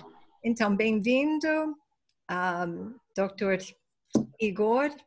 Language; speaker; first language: Portuguese; non-native, fluent; Spanish